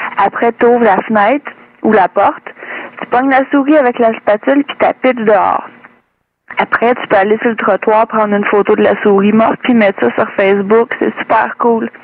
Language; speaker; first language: French; native; French